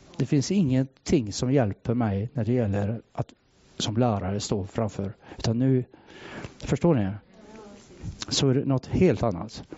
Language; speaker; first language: Swedish; native; Swedish